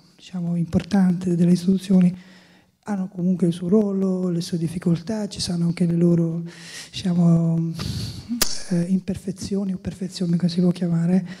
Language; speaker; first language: Italian; non-native, fluent; Albanian